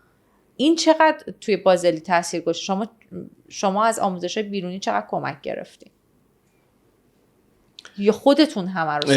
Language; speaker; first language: Persian; native; Persian